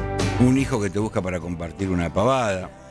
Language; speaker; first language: Spanish; native; Spanish